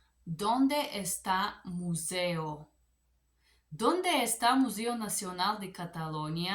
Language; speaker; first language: Spanish; non-native, learner; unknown